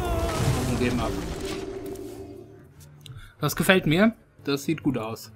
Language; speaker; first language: German; native; German